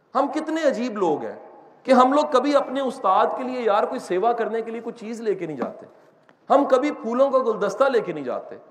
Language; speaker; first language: Urdu; non-native, local second language; Punjabi